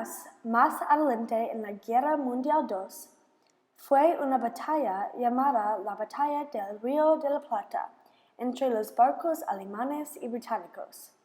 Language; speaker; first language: Spanish; non-native, learner; English